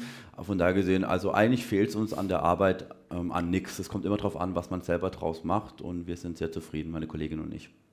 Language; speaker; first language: German; native; German